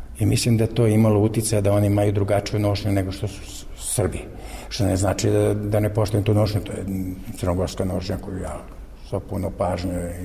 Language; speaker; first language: Serbian; native; Serbian